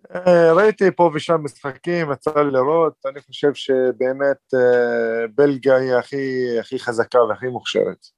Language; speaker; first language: Hebrew; non-native, local second language; Arabic